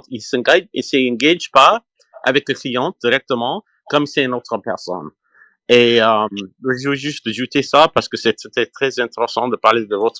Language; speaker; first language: French; non-native, learner; English